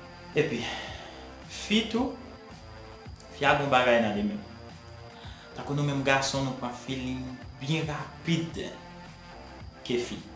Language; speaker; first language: French; non-native, learner; Haitian Creole